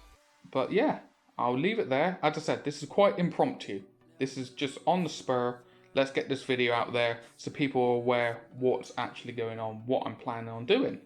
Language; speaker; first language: English; native; English